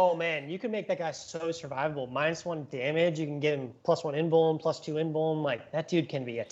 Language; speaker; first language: English; native; English